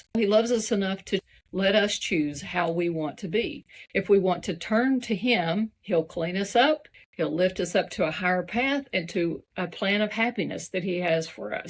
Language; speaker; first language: English; native; English